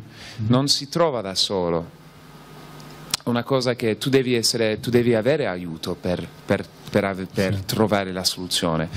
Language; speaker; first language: Italian; non-native, fluent; English